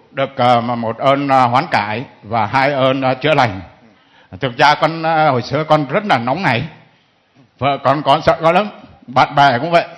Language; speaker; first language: Vietnamese; native; Vietnamese